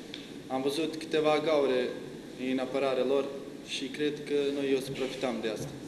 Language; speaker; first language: Romanian; non-native, learner; Bosnian